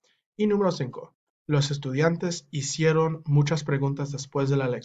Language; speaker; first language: Spanish; non-native, fluent; English